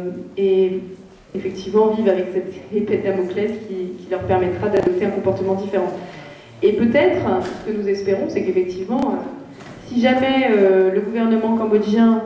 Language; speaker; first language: French; native; French